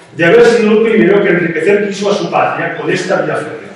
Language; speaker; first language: Spanish; non-native, local second language; Catalan